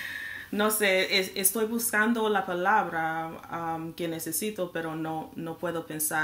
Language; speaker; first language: Spanish; non-native, learner; English